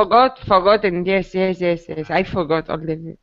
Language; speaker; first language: English; non-native, learner; Spanish